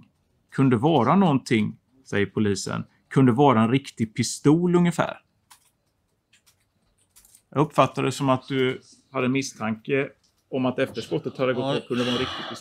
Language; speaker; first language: Swedish; native; Swedish